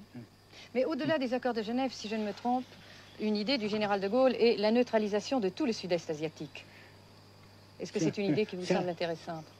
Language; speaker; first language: French; native; French